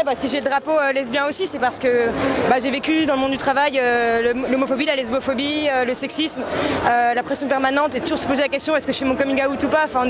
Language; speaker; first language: French; native; French